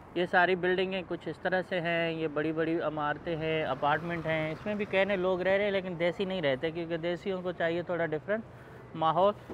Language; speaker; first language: Urdu; non-native, local second language; Sindhi